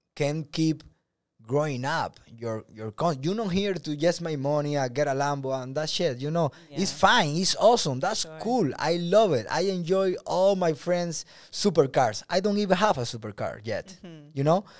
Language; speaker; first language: English; non-native, learner; Spanish